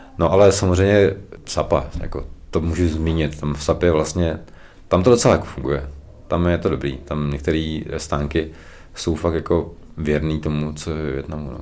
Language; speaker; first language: Czech; native; Czech